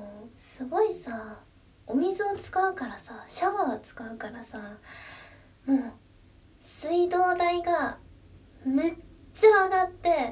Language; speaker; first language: Japanese; native; Japanese